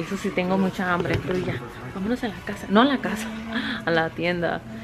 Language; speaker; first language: Spanish; early bilingual, other home language; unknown